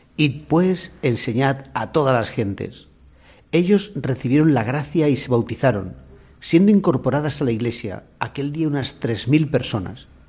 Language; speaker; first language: Spanish; native; Spanish